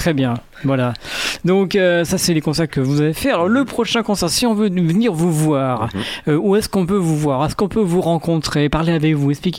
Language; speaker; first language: French; native; French